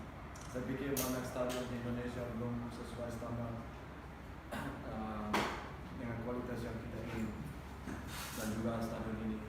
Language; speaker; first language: Indonesian; non-native, fluent; Dutch